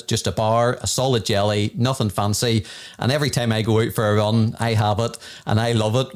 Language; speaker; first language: English; native; English